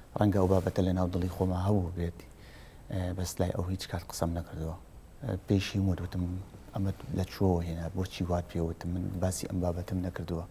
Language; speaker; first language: Central Kurdish; native; Central Kurdish